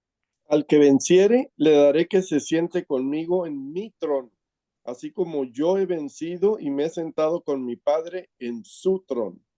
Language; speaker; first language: Spanish; native; Spanish